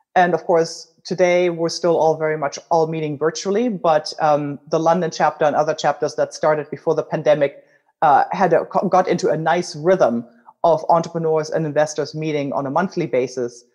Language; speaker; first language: English; non-native, fluent; German